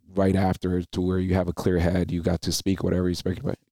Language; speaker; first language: English; early bilingual, other home language; Spanish